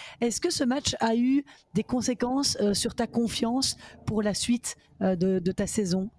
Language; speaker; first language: French; native; French